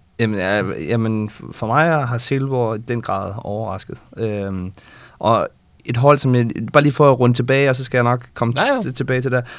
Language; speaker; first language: Danish; native; Danish